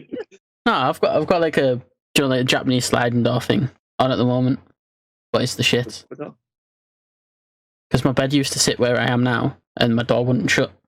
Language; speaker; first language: English; native; English